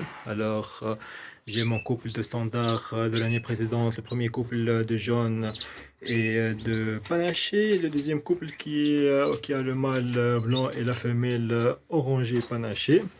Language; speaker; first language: French; non-native, local second language; Arabic